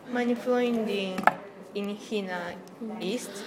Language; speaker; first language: German; non-native, learner; Japanese